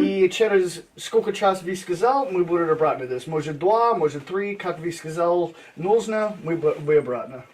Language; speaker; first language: Russian; non-native, learner; English